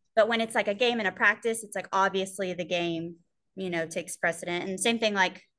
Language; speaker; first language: English; native; English